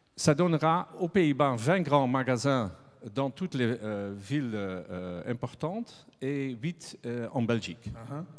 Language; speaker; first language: French; non-native, fluent; Dutch